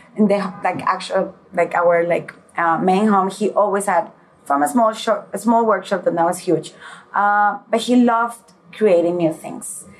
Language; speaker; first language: English; early bilingual, other home language; Spanish